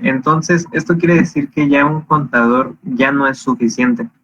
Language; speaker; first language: Spanish; native; Spanish